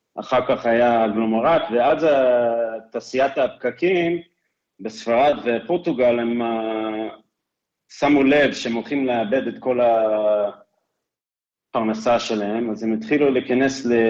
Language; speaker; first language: Hebrew; non-native, fluent; English